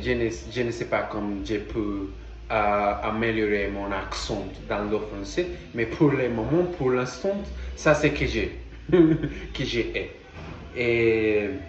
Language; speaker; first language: French; non-native, learner; Portuguese